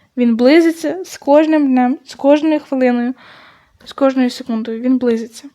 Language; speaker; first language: Ukrainian; non-native, local second language; Russian